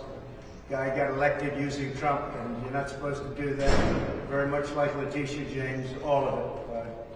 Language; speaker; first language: English; native; English